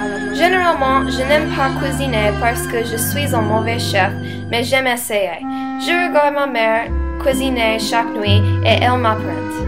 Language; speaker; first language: French; non-native, learner; English